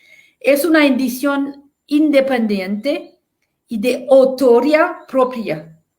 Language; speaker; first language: Spanish; non-native, fluent; French